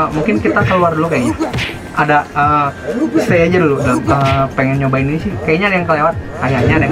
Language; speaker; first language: Indonesian; native; Indonesian